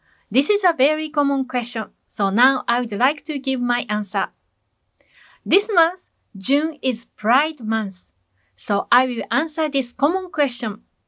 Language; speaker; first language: English; non-native, fluent; Japanese